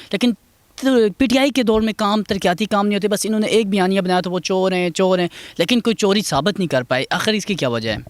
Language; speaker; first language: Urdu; native; Urdu